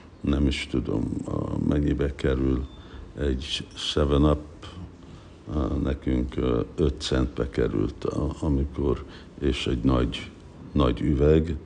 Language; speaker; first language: Hungarian; early bilingual, heritage; Hungarian